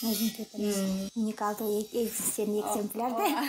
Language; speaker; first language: Kyrgyz; native; Kyrgyz